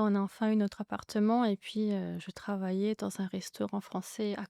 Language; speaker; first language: French; native; French